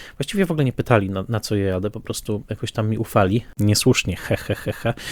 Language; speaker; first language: Polish; native; Polish